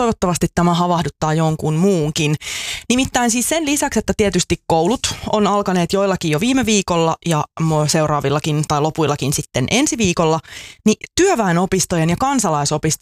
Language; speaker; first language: Finnish; native; Finnish